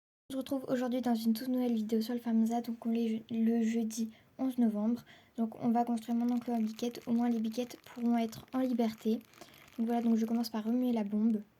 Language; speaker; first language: French; native; French